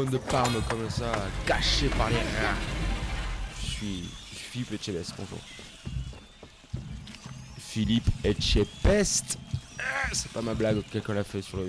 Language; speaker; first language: French; native; French